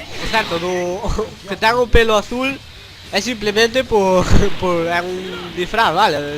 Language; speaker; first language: Galician; non-native, local second language; Spanish